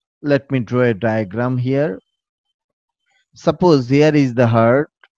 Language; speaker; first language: English; non-native, local second language; Bangla